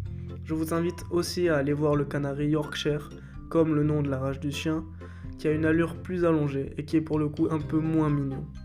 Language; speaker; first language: French; native; French